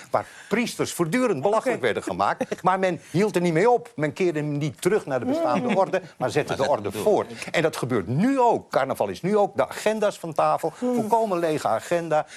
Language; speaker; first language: Dutch; native; Dutch